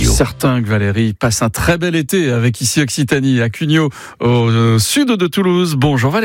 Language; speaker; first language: French; native; French